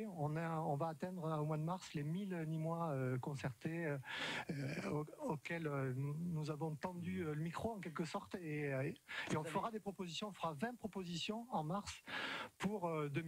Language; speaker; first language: French; native; French